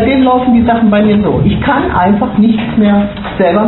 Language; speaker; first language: German; native; German